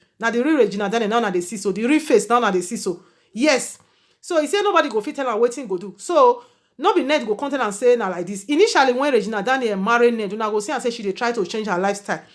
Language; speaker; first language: Nigerian Pidgin; native; Nigerian Pidgin